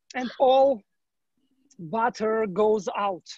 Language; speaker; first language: English; non-native, learner; Ukrainian